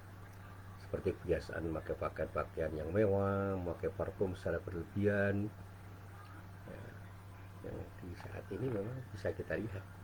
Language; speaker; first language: Indonesian; native; Indonesian